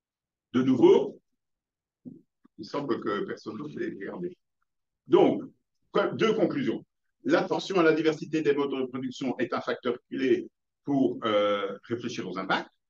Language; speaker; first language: French; native; French